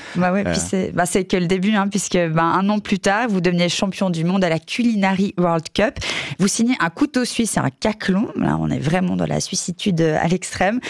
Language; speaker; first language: French; native; French